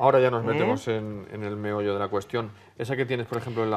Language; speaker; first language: Spanish; native; Spanish